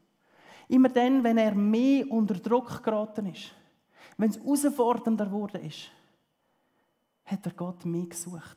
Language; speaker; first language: German; early bilingual, heritage; German